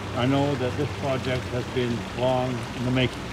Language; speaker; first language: English; native; English